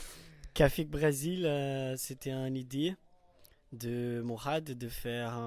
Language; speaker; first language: French; non-native, learner; Portuguese